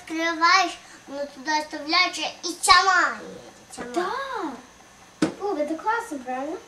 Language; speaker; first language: Russian; early bilingual, heritage; Russian